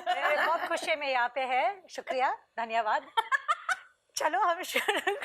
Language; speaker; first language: Hindi; non-native, learner; English